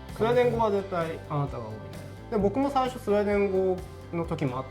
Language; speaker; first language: Japanese; native; Japanese